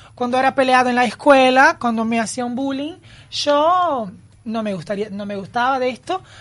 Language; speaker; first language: Spanish; non-native, learner; Portuguese